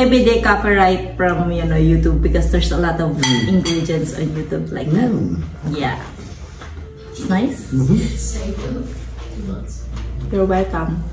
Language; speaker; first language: English; non-native, local second language; Filipino